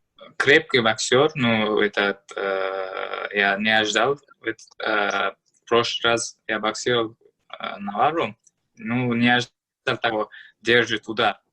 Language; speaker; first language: Russian; non-native, learner; Uzbek